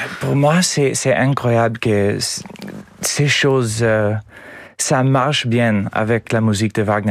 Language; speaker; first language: French; non-native, learner; English